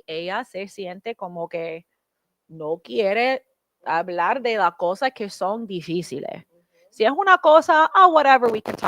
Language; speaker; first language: Spanish; early bilingual, heritage; English